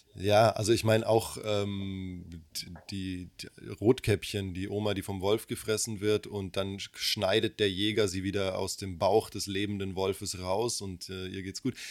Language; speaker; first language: German; early bilingual, other home language; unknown